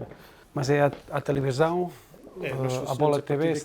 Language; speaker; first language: Portuguese; non-native, fluent; Spanish